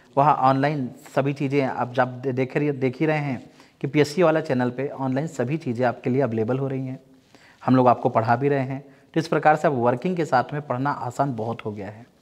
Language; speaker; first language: Hindi; native; Hindi